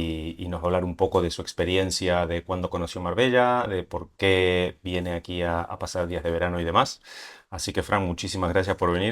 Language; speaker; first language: Spanish; native; Spanish